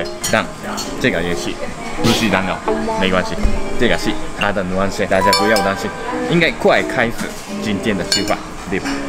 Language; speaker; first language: Chinese; non-native, fluent; Japanese